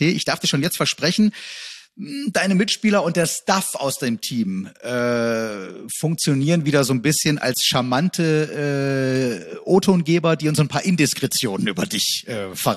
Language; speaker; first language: German; native; German